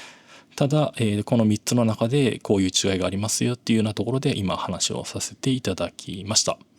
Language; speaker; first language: Japanese; native; Japanese